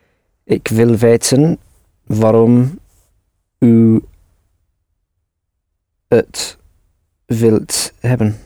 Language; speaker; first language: Dutch; non-native, learner; English